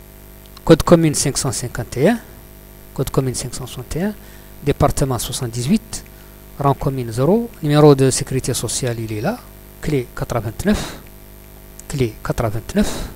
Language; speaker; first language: French; non-native, local second language; Arabic